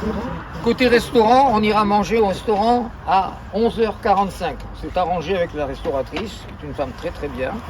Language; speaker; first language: French; native; French